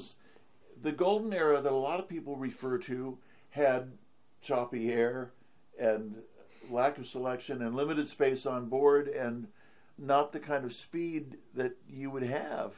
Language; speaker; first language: English; native; English